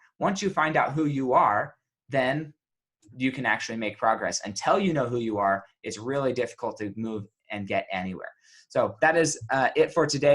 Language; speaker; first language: English; native; English